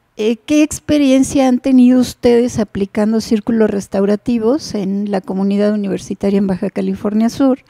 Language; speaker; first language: Spanish; native; Spanish